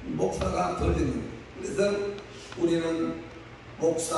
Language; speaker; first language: Korean; native; Korean